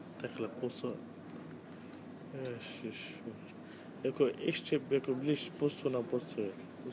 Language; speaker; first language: Czech; non-native, learner; Turkish